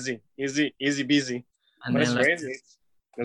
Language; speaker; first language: English; non-native, local second language; Cebuano